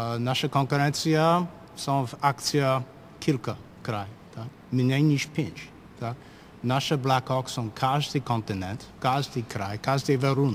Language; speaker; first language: Polish; non-native, learner; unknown